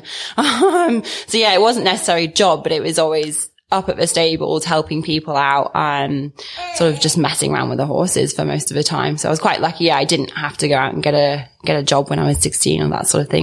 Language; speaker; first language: English; native; English